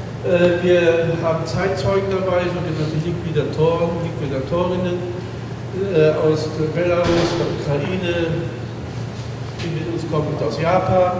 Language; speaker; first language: German; native; German